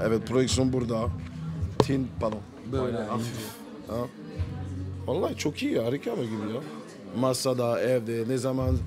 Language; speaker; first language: Turkish; non-native, learner; French